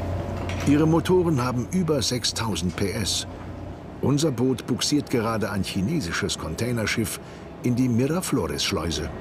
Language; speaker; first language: German; native; German